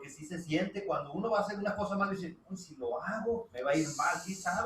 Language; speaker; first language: Spanish; native; Spanish